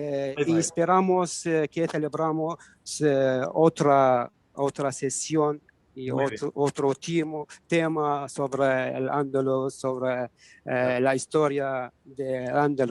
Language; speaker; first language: Spanish; non-native, learner; Arabic